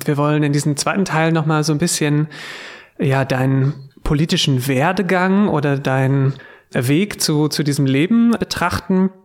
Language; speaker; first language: German; native; German